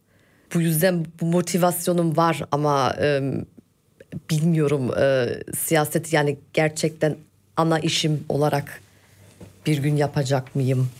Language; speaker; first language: Turkish; early bilingual, heritage; Turkish